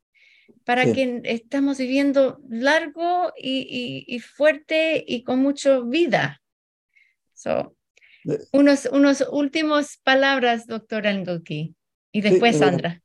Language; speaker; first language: Spanish; early bilingual, heritage; Spanish